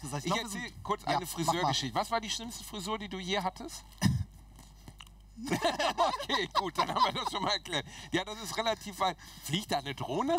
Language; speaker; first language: German; native; German